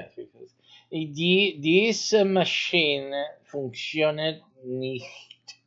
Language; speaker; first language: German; non-native, learner; English